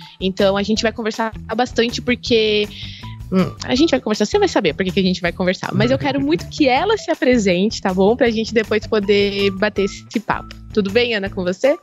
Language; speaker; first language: Portuguese; native; Portuguese